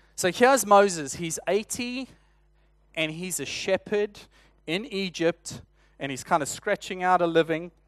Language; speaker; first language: English; native; English